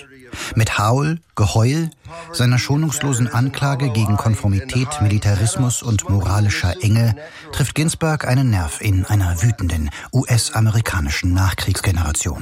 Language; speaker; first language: German; native; German